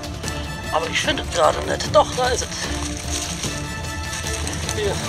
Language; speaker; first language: German; native; German